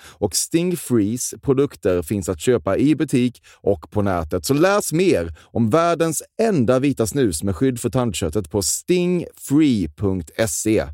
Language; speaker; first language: Swedish; native; Swedish